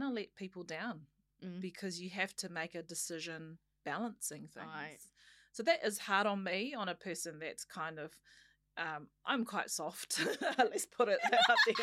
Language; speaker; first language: English; native; English